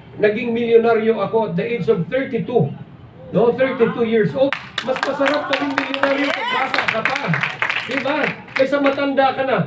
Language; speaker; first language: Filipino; non-native, local second language; Cebuano